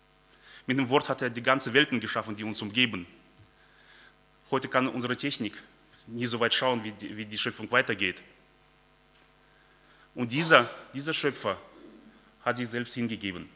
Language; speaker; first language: German; early bilingual, other home language; Russian